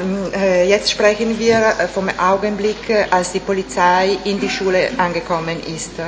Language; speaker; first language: German; non-native, fluent; Italian